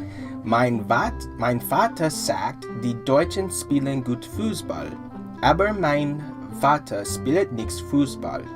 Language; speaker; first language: German; non-native, learner; English